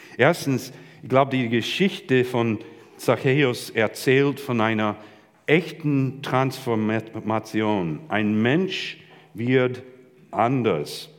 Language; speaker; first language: German; non-native, fluent; English